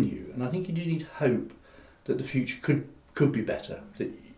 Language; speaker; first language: English; native; English